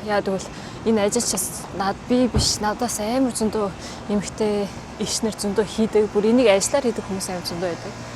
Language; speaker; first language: Mongolian; native; Mongolian